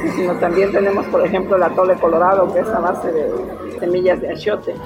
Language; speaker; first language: Spanish; native; Spanish